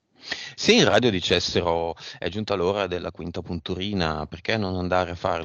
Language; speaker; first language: Italian; native; Italian